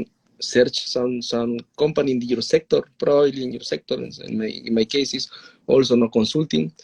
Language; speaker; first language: English; non-native, learner; Spanish